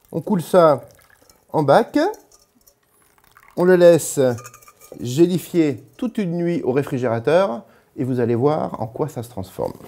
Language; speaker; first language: French; native; French